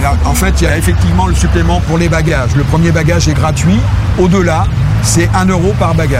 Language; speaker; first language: French; native; French